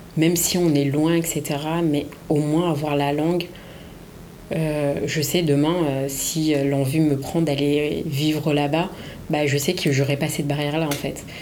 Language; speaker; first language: French; early bilingual, other home language; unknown